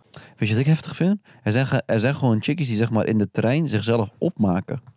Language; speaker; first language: Dutch; early bilingual, other home language; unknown